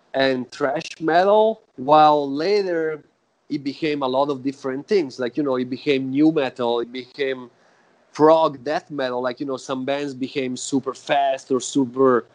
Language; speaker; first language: English; non-native, fluent; Italian